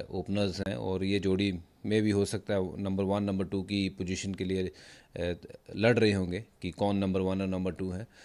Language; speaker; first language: Hindi; non-native, local second language; Punjabi